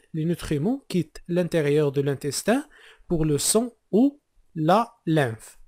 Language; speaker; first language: French; non-native, local second language; Arabic